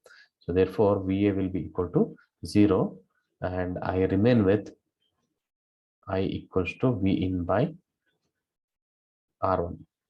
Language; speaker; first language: English; non-native, local second language; Kannada